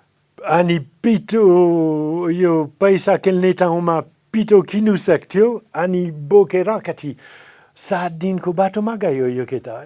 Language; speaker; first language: Nepali; non-native, fluent; French